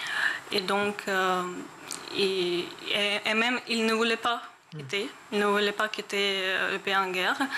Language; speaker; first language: French; non-native, learner; Ukrainian